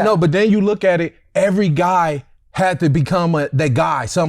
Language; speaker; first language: English; native; English